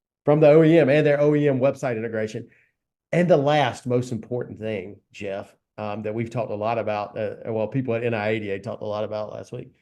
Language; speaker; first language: English; native; English